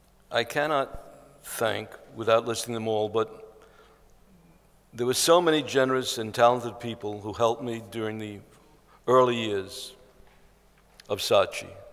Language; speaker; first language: English; native; English